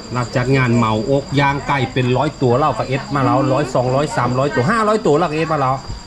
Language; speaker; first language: Thai; native; Thai